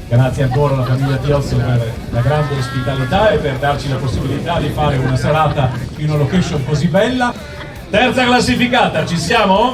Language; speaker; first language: Italian; native; Italian